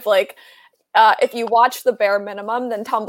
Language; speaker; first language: English; native; English